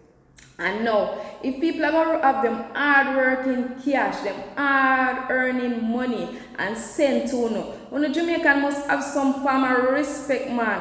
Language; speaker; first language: English; non-native, local second language; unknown